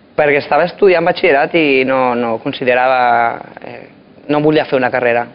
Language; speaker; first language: Catalan; non-native, local second language; Spanish